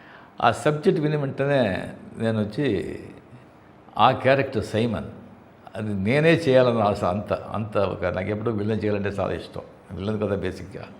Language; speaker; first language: Telugu; non-native, fluent; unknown